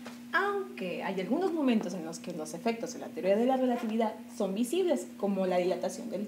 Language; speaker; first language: Spanish; native; Spanish